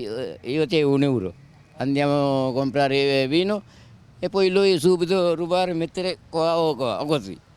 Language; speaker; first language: Italian; non-native, learner; Sinhala